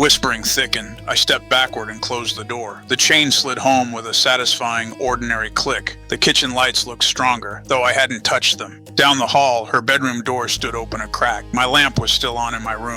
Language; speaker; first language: English; native; English